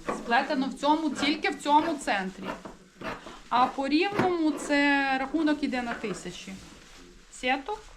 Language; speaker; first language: Ukrainian; native; Ukrainian